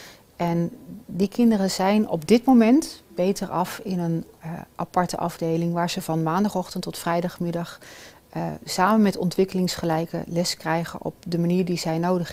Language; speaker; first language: Dutch; native; Dutch